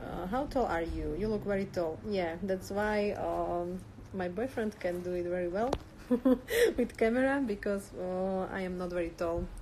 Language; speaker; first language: English; non-native, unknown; Slovak